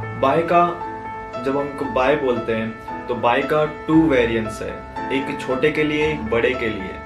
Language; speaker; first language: Hindi; native; Hindi